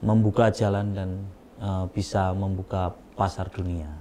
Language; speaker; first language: Indonesian; native; Indonesian